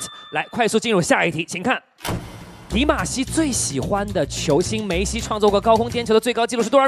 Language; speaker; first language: Chinese; native; Chinese